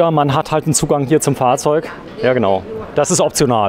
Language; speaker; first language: German; native; German